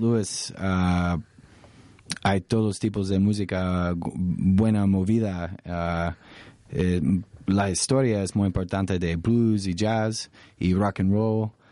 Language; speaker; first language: Spanish; non-native, learner; English